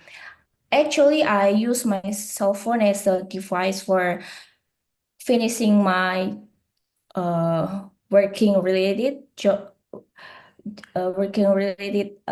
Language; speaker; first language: English; non-native, learner; Indonesian